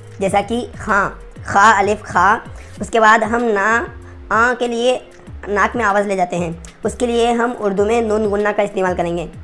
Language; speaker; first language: Hindi; native; Hindi